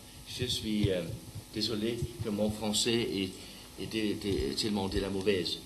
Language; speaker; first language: French; non-native, learner; Danish